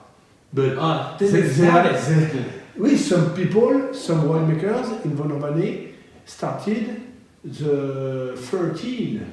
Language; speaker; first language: English; non-native, learner; French